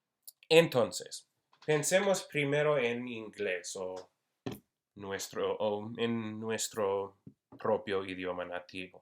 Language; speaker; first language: Spanish; non-native, fluent; English